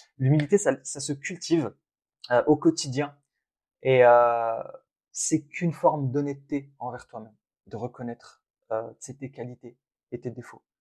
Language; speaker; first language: French; early bilingual, other home language; Arabic